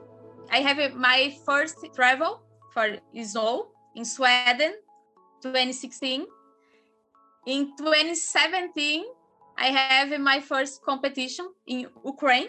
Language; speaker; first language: English; non-native, learner; Portuguese